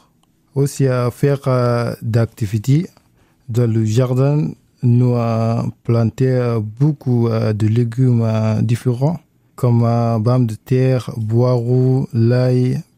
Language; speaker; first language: French; non-native, learner; Arabic